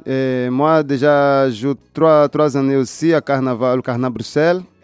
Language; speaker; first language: French; non-native, learner; Portuguese